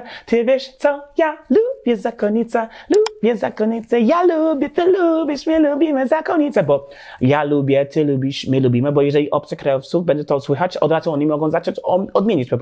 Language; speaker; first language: Polish; non-native, learner; English